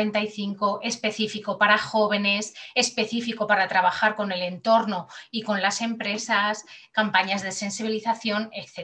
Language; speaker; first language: Spanish; native; Spanish